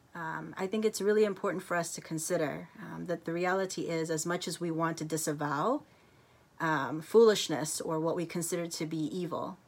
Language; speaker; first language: English; native; English